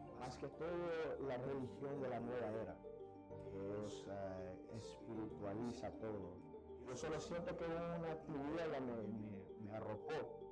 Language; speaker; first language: Spanish; early bilingual, heritage; Spanish